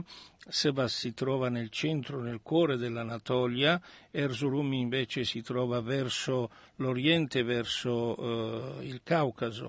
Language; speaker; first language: Italian; early bilingual, other home language; Armenian